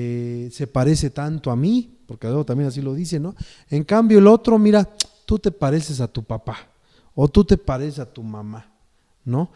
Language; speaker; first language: Spanish; native; Spanish